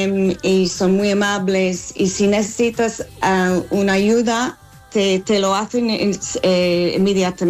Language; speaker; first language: Spanish; non-native, learner; English